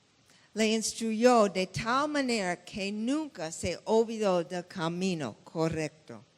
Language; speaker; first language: Spanish; non-native, fluent; English